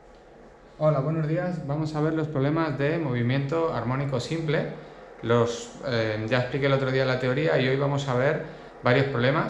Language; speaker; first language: Spanish; native; Spanish